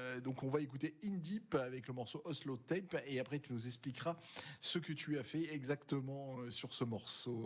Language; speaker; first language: French; native; French